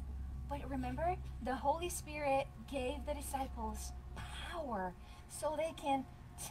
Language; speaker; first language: English; non-native, fluent; Bulgarian